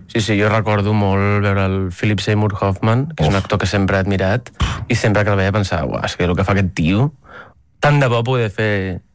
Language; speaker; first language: Catalan; native; Catalan